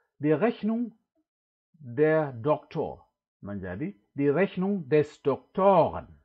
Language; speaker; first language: German; non-native, fluent; Indonesian